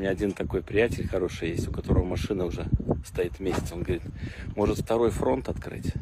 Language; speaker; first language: Polish; non-native, learner; Russian